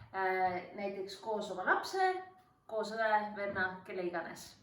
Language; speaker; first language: Estonian; native; Estonian